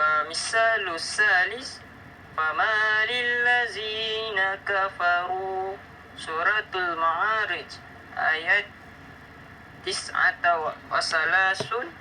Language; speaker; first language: Arabic; non-native, learner; Malay